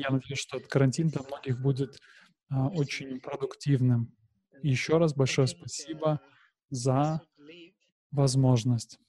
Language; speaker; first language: Russian; non-native, learner; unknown